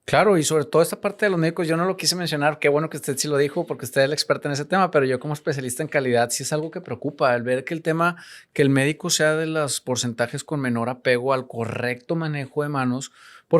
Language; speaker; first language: Spanish; native; Spanish